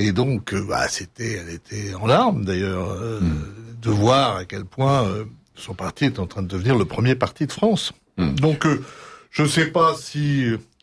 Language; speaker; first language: French; native; French